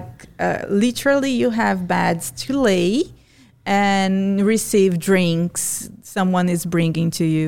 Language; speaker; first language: English; non-native, fluent; Portuguese